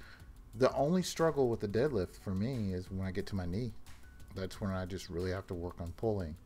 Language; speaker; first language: English; native; English